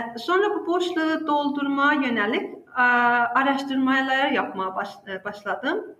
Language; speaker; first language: Turkish; non-native, fluent; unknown